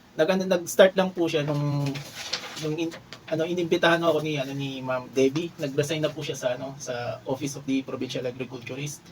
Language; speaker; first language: Filipino; non-native, local second language; Bikol